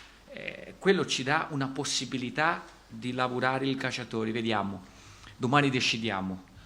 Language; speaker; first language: Italian; non-native, fluent; Portuguese